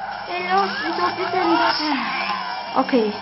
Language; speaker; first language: German; native; German